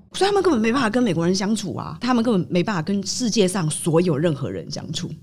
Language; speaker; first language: Chinese; native; Chinese